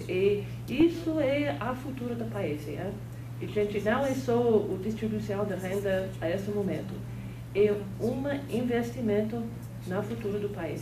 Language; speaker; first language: Portuguese; non-native, fluent; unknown